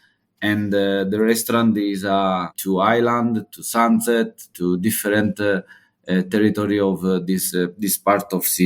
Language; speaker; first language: English; non-native, learner; Italian